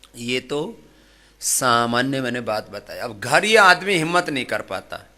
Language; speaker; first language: Hindi; native; Hindi